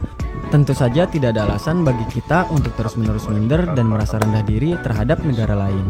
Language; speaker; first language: Indonesian; native; Indonesian